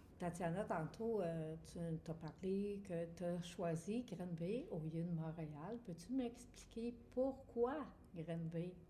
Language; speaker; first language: French; native; French